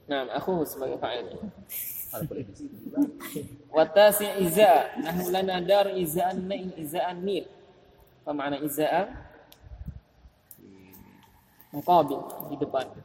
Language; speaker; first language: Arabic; non-native, fluent; Indonesian